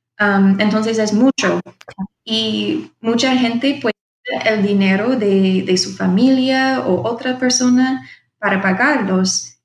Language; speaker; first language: Spanish; non-native, fluent; English